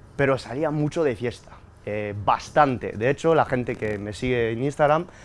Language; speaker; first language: Spanish; early bilingual, heritage; French